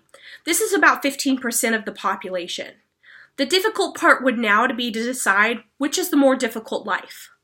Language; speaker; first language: English; native; English